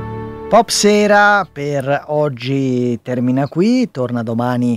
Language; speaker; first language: Italian; native; Italian